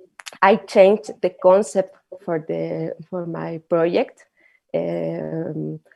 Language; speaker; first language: English; non-native, learner; Spanish